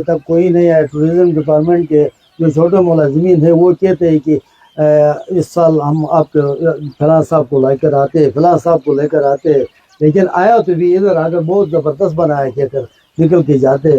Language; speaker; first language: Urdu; non-native, local second language; Shina